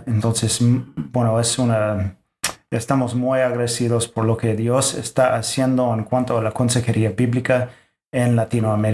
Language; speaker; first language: Spanish; non-native, fluent; English